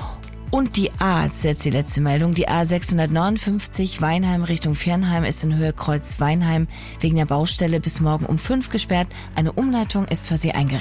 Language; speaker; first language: German; native; German